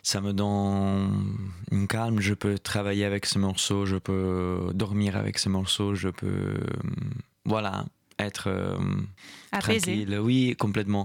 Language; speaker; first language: French; non-native, fluent; Italian